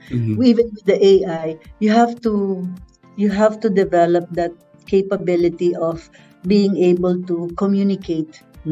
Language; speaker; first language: English; non-native, local second language; Filipino